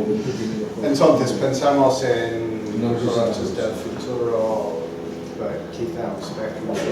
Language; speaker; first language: Spanish; non-native, fluent; English